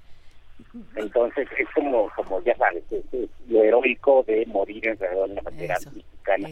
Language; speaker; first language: Spanish; native; Spanish